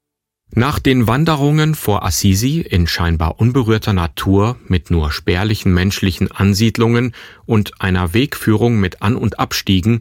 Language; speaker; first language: German; native; German